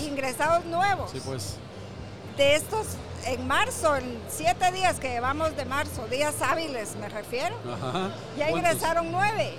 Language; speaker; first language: Spanish; native; Spanish